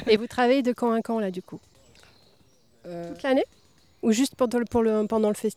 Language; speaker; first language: French; native; French